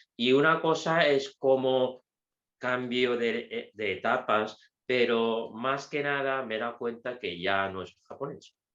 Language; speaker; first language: Spanish; non-native, fluent; Japanese